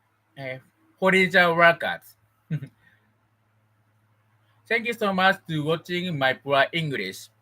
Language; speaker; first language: English; non-native, learner; Japanese